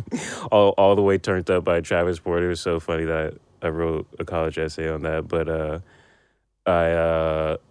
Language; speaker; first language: English; native; English